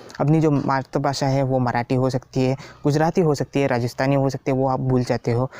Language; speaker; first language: Hindi; non-native, local second language; Konkani